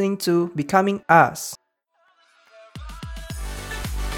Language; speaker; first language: English; early bilingual, other home language; Indonesian